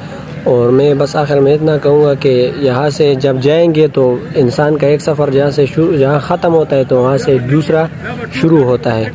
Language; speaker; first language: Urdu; non-native, local second language; Pashto